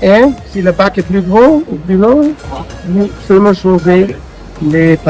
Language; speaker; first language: French; non-native, learner; German